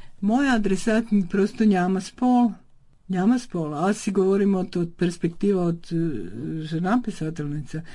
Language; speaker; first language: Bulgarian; early bilingual, heritage; Croatian